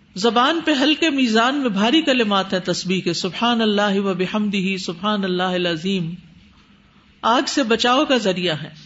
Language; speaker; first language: Urdu; native; Urdu